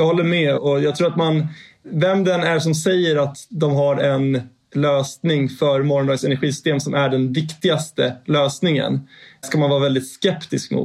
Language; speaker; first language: Swedish; native; Swedish